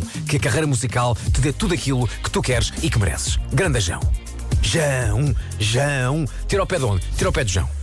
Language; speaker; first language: Portuguese; native; Portuguese